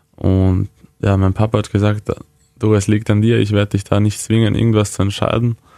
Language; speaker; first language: German; early bilingual, other home language; Croatian